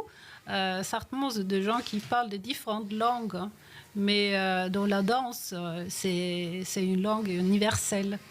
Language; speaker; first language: French; non-native, fluent; Norwegian